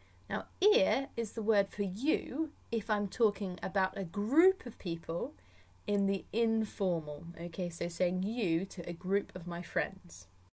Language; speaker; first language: English; native; English